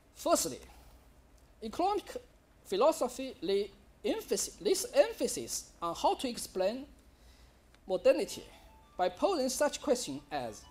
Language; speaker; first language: English; non-native, learner; Chinese